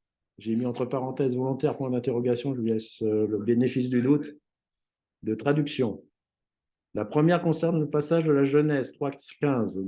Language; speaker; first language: French; native; French